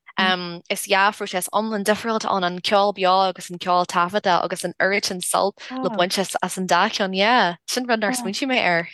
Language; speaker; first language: Irish; non-native, local second language; English